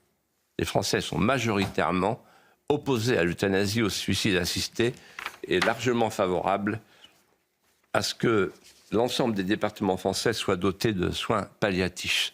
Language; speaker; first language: French; native; French